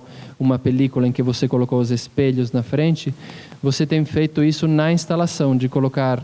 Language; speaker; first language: Portuguese; non-native, fluent; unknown